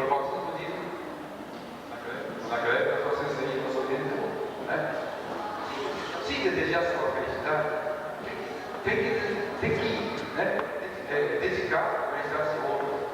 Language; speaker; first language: Portuguese; non-native, learner; Japanese